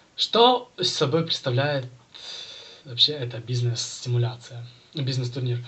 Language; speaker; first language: Russian; native; Russian